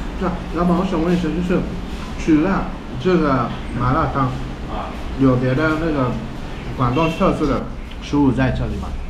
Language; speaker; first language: Chinese; non-native, fluent; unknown